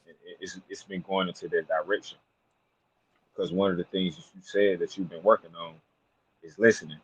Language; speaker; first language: English; native; English